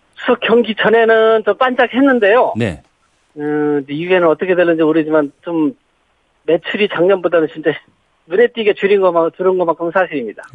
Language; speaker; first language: Korean; native; Korean